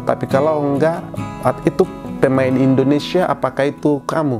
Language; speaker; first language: Indonesian; non-native, fluent; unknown